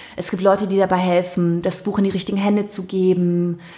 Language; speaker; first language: German; native; German